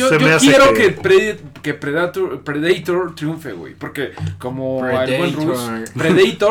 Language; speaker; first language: Spanish; native; Spanish